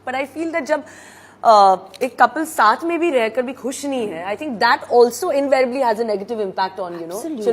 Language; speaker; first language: English; non-native, local second language; Hindi